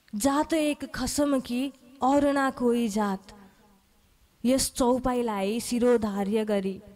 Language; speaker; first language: Nepali; native; Nepali